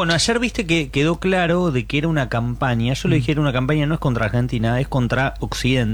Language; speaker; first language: Spanish; native; Spanish